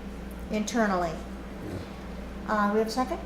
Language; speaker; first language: English; native; English